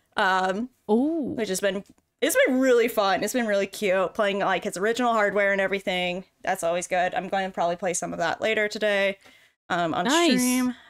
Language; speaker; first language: English; native; English